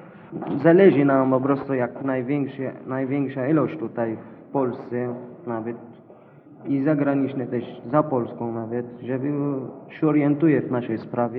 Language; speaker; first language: Polish; non-native, learner; Arabic